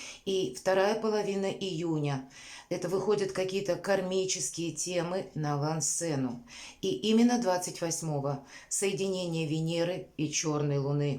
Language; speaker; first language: Russian; native; Russian